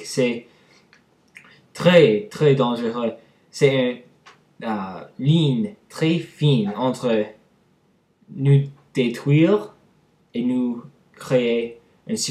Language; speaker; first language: French; non-native, learner; English